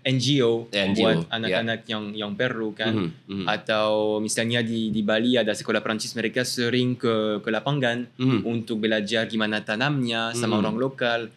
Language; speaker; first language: Indonesian; non-native, fluent; French